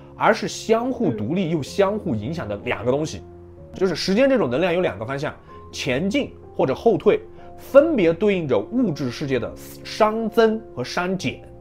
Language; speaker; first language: Chinese; native; Chinese